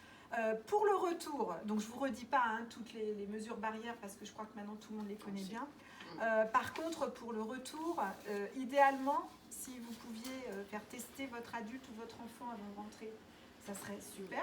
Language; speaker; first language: French; native; French